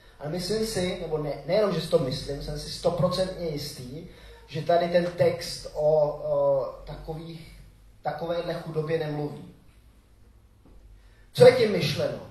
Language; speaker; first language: Czech; native; Czech